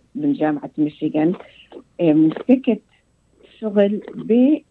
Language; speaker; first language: Arabic; early bilingual, heritage; Arabic